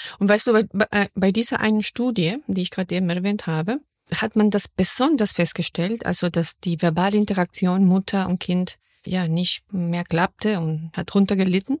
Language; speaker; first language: German; non-native, fluent; Spanish